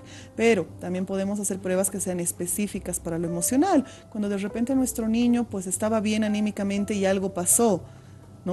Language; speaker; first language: Spanish; native; Spanish